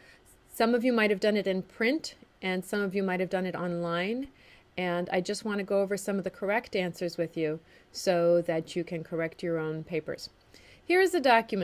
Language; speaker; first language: English; native; English